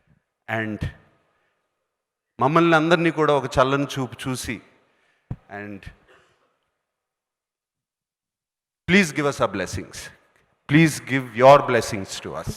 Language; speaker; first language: Telugu; native; Telugu